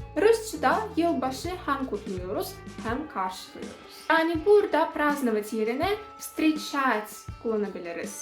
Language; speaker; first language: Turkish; non-native, fluent; Russian